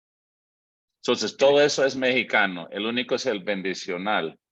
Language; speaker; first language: Spanish; non-native, fluent; English